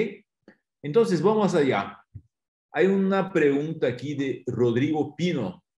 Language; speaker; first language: Spanish; non-native, fluent; Portuguese